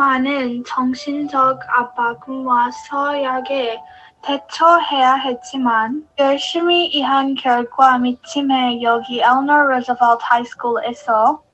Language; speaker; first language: Korean; non-native, learner; English